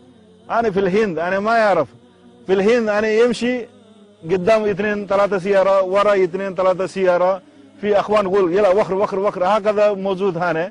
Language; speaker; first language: Arabic; non-native, learner; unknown